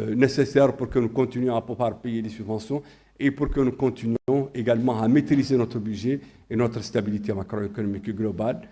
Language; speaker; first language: French; non-native, local second language; Arabic